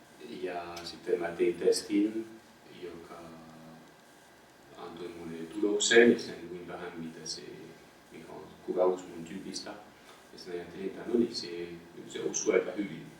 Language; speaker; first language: Finnish; non-native, fluent; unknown